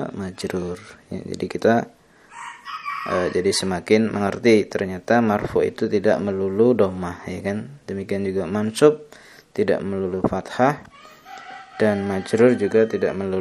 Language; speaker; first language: Indonesian; native; Indonesian